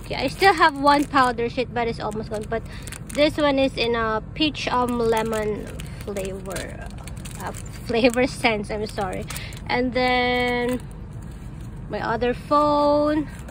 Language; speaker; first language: English; non-native, local second language; Filipino